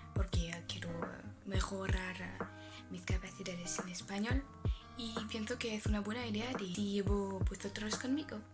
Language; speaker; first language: Spanish; non-native, learner; French